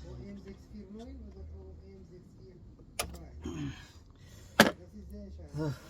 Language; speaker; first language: German; non-native, learner; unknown